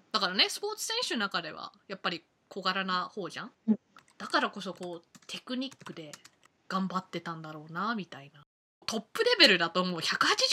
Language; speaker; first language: Japanese; native; Japanese